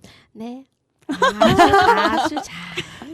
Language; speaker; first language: Korean; non-native, learner; Vietnamese